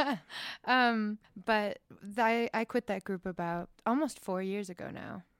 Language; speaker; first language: English; native; English